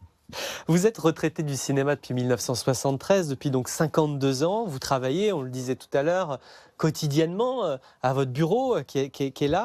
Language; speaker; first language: French; native; French